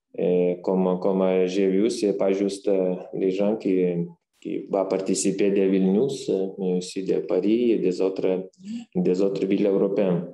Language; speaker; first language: French; non-native, fluent; Lithuanian